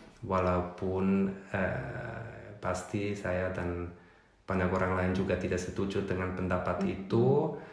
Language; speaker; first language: Indonesian; non-native, fluent; German